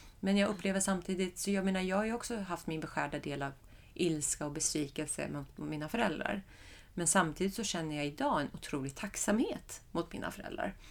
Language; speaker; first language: Swedish; early bilingual, other home language; Persian